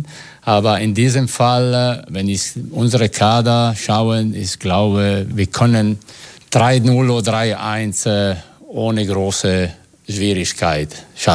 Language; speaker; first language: German; non-native, fluent; Italian